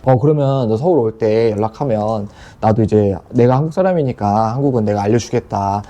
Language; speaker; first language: Korean; native; Korean